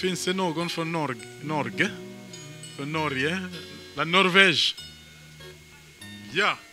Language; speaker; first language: Swedish; non-native, fluent; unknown